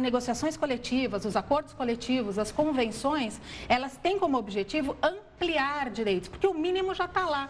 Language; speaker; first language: Portuguese; native; Portuguese